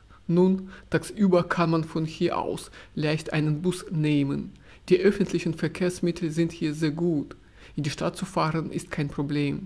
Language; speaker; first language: German; non-native, fluent; Russian